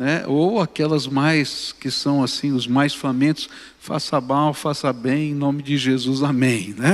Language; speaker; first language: Portuguese; native; Portuguese